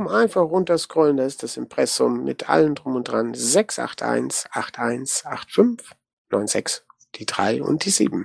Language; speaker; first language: German; native; German